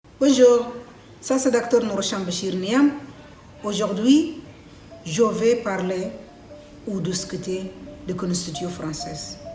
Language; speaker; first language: French; non-native, learner; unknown